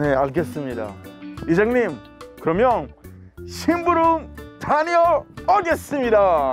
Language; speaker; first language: Korean; non-native, learner; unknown